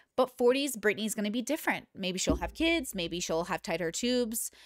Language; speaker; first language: English; native; English